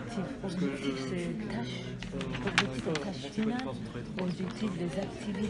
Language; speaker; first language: French; non-native, learner; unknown